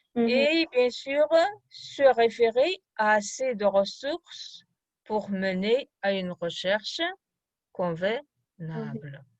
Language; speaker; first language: French; non-native, fluent; Kazakh